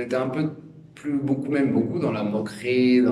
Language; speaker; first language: French; native; French